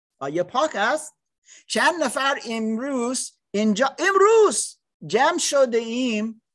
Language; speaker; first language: Persian; non-native, learner; English